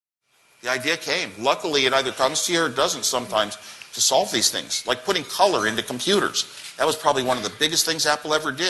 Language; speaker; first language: English; native; English